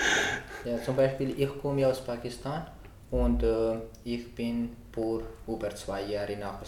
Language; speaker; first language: German; non-native, learner; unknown